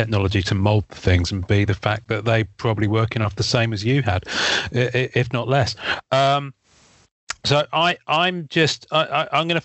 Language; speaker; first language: English; native; English